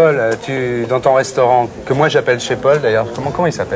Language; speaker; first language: French; native; French